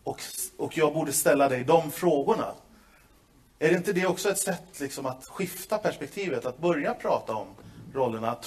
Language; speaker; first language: Swedish; native; Swedish